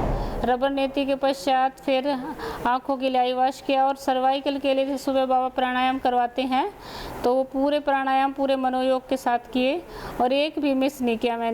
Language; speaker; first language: Hindi; native; Hindi